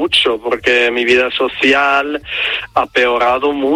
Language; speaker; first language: Spanish; non-native, fluent; Italian